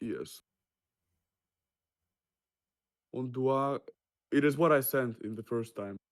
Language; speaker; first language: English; non-native, fluent; Russian